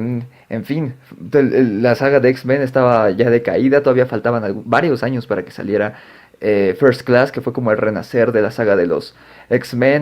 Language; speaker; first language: Spanish; native; Spanish